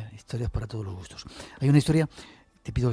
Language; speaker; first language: Spanish; native; Spanish